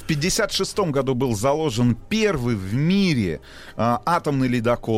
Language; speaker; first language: Russian; native; Russian